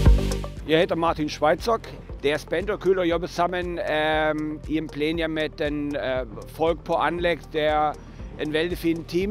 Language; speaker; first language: Norwegian; non-native, fluent; German